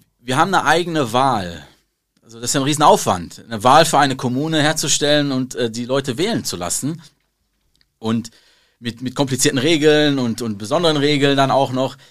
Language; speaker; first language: German; early bilingual, other home language; Arabic